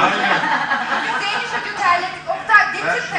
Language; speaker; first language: Turkish; native; Turkish